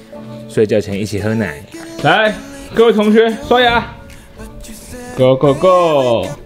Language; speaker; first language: Chinese; native; Chinese